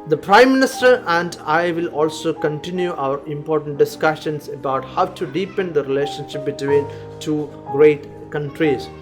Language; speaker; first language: English; non-native, local second language; Malayalam